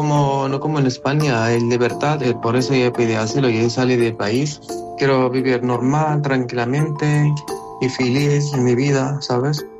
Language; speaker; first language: Spanish; non-native, learner; Arabic